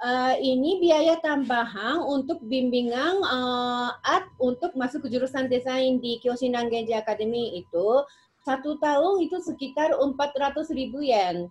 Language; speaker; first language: Indonesian; non-native, fluent; Japanese